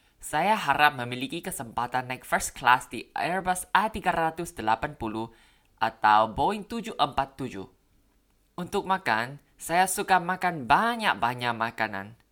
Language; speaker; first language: Indonesian; non-native, learner; Thai